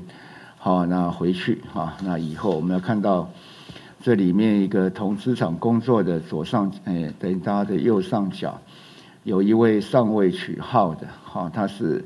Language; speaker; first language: Chinese; native; Chinese